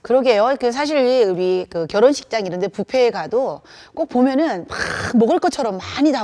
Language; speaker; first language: Korean; native; Korean